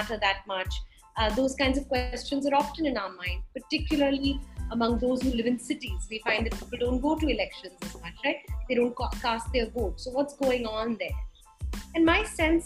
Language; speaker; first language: English; non-native, local second language; Hindi